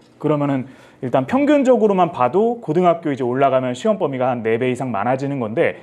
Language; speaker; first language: Korean; native; Korean